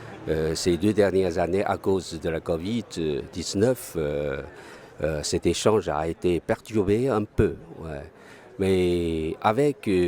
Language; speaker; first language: French; non-native, fluent; Chinese